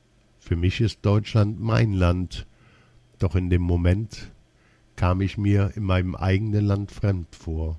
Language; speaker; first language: German; early bilingual, other home language; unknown